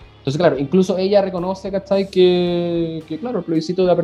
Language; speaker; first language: Spanish; native; Spanish